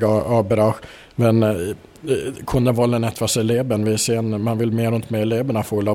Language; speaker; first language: German; non-native, fluent; Swedish